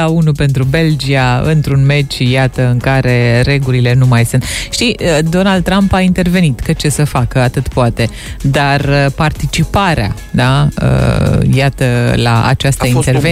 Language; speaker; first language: Romanian; native; Romanian